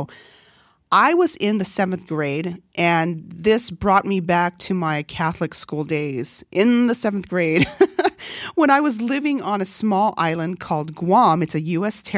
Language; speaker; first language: English; non-native, fluent; Korean